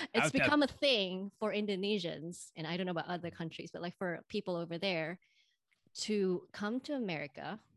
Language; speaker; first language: English; non-native, fluent; Indonesian